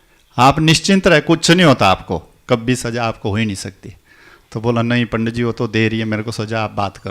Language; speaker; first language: Hindi; native; Hindi